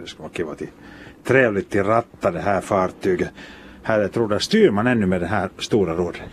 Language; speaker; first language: Swedish; native; Swedish